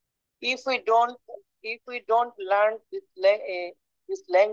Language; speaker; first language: English; non-native, learner; Bangla